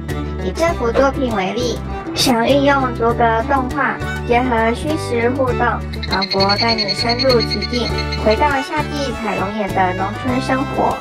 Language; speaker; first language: Chinese; native; Chinese